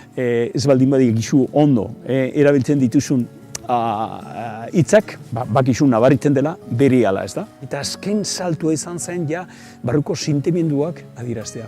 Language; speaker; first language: Basque; non-native, local second language; Spanish